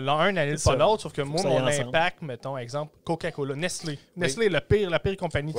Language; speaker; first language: French; native; French